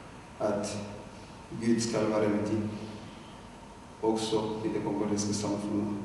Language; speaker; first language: Norwegian; non-native, fluent; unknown